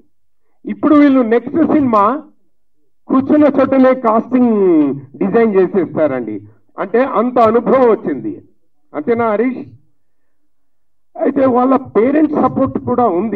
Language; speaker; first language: Telugu; native; Telugu